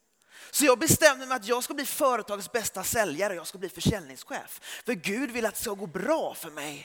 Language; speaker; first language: Swedish; early bilingual, heritage; Swedish